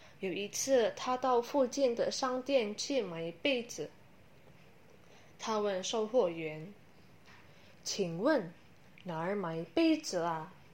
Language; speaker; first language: Chinese; non-native, learner; Indonesian